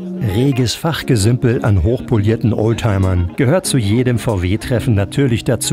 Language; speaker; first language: German; native; German